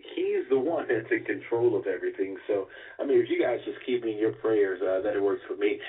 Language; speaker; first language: English; native; English